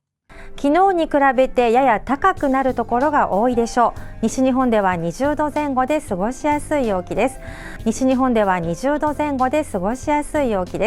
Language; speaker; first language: Japanese; native; Japanese